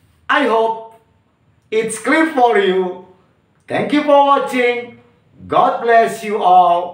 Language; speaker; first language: English; non-native, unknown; Indonesian